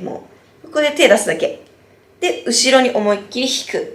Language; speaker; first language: Japanese; native; Japanese